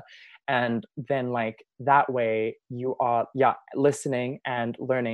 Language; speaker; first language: English; native; English